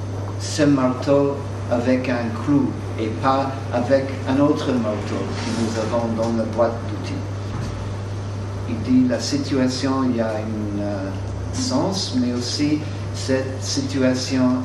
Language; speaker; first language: French; non-native, fluent; English